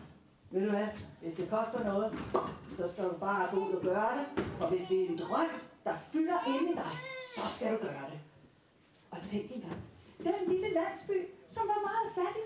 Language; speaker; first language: Danish; native; Danish